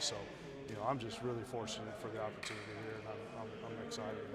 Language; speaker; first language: English; native; English